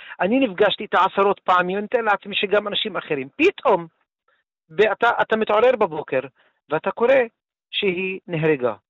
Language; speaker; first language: Hebrew; non-native, local second language; Arabic